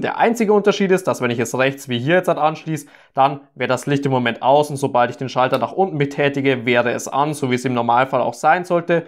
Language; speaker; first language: German; native; German